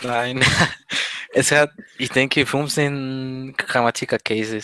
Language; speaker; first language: German; non-native, learner; Spanish